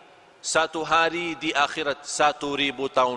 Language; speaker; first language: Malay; non-native, fluent; Arabic